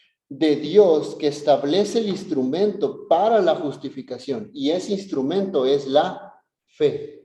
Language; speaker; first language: Spanish; native; Spanish